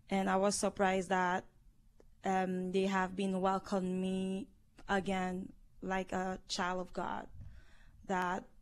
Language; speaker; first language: English; non-native, learner; Haitian Creole